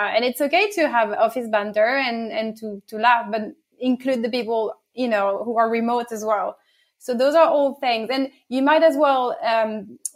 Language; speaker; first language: English; non-native, fluent; French